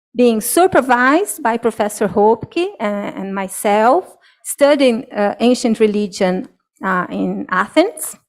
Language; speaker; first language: English; non-native, fluent; Portuguese